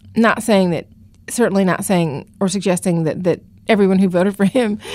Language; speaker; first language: English; native; English